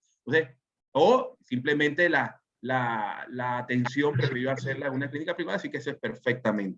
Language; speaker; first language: Spanish; native; Spanish